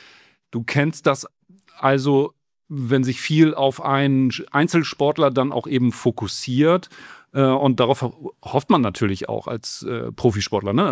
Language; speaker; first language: German; native; German